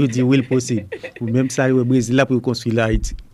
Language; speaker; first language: Portuguese; non-native, learner; Haitian Creole